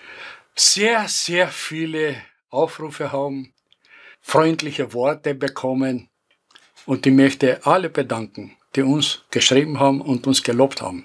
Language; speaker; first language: German; non-native, fluent; Greek